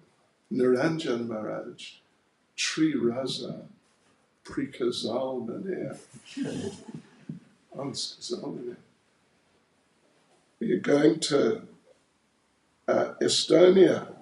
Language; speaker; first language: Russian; non-native, learner; English